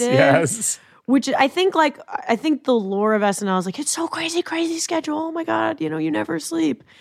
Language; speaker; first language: English; native; English